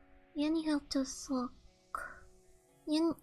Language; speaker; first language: Russian; non-native, learner; English